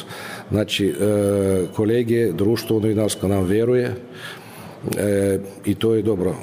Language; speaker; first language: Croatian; non-native, fluent; Russian